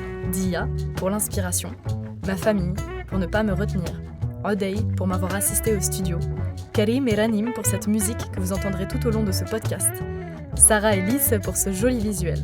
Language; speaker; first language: French; native; French